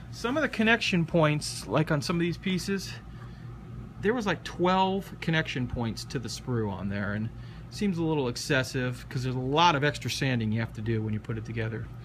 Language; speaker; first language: English; native; English